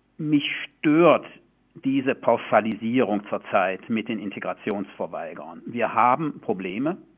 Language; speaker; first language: German; native; German